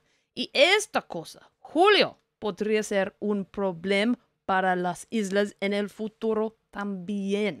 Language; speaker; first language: Spanish; non-native, learner; English